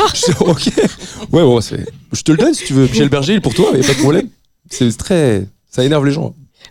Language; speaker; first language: French; native; French